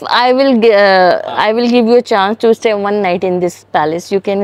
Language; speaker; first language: English; non-native, learner; Hindi